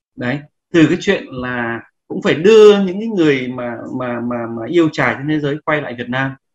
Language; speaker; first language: Vietnamese; native; Vietnamese